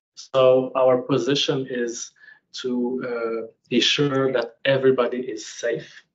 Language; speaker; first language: English; non-native, fluent; French